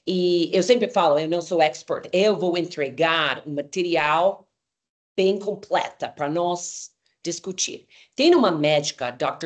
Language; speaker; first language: Portuguese; non-native, fluent; English